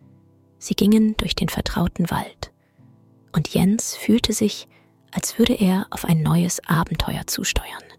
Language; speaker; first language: German; native; German